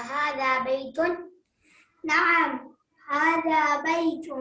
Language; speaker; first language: Arabic; non-native, learner; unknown